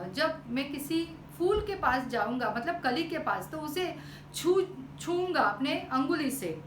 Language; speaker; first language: Hindi; non-native, local second language; Marathi